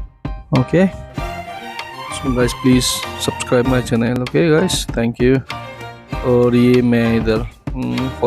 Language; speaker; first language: Hindi; non-native, local second language; Assamese